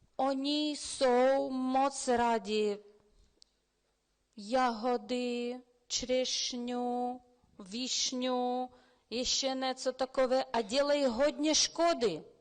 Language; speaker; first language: Czech; early bilingual, heritage; Ukrainian